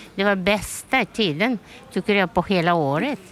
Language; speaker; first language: Swedish; non-native, fluent; Russian